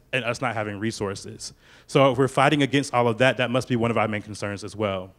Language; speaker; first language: English; native; English